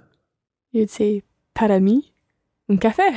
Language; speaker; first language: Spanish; non-native, learner; English